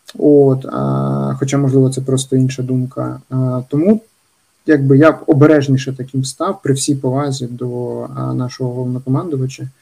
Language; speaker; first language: Ukrainian; native; Ukrainian